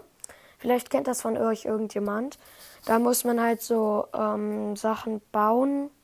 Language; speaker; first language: German; native; German